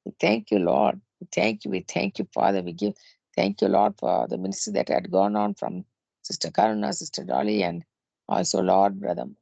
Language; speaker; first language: English; non-native, local second language; Tamil